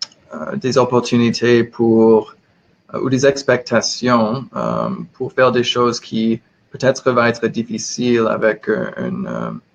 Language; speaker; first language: French; non-native, learner; English